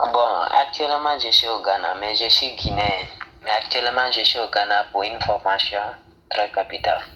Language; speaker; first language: French; non-native, fluent; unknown